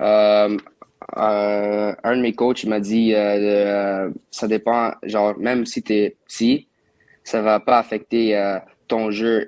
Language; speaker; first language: French; non-native, local second language; English